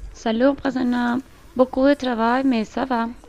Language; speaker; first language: French; non-native, learner; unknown